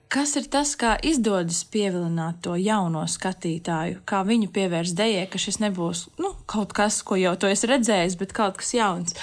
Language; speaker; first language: Latvian; native; Latvian